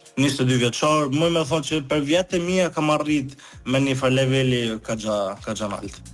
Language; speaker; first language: Albanian; early bilingual, heritage; Albanian